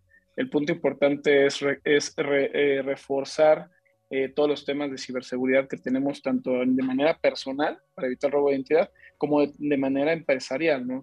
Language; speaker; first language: Spanish; native; Spanish